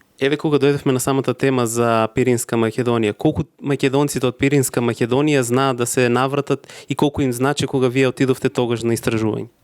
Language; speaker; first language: Macedonian; native; Macedonian